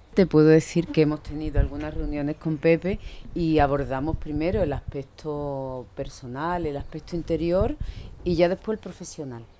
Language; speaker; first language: Spanish; native; Spanish